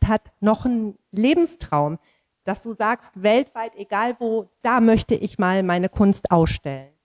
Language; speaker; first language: German; native; German